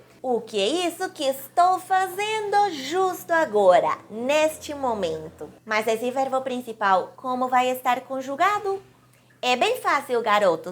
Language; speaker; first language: Portuguese; non-native, fluent; Spanish